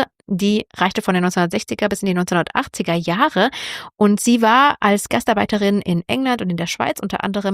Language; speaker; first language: German; native; German